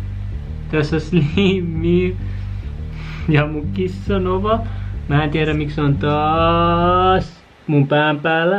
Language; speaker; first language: Finnish; native; Finnish